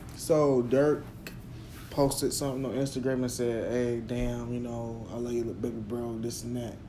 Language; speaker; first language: English; native; English